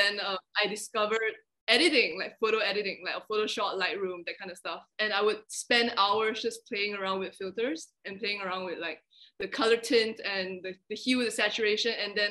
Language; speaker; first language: English; non-native, local second language; Chinese